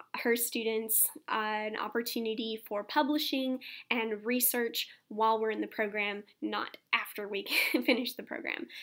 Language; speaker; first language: English; native; English